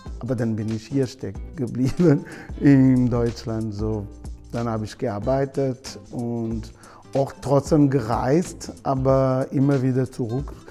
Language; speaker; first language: German; non-native, learner; Portuguese